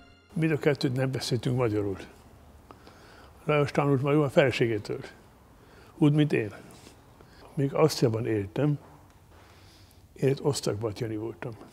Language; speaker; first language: Hungarian; non-native, learner; German